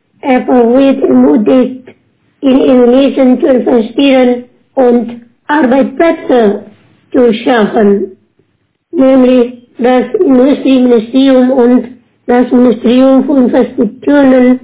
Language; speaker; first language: German; non-native, fluent; Indonesian